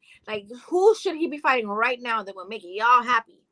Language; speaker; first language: English; native; English